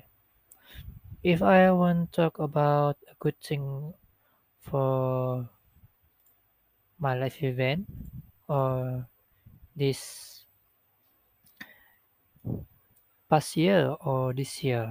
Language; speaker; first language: English; non-native, local second language; Malay